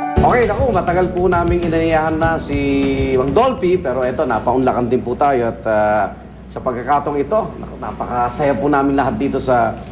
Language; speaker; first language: Filipino; native; Filipino